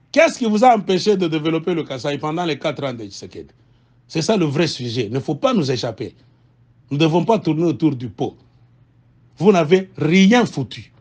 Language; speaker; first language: French; non-native, local second language; Swahili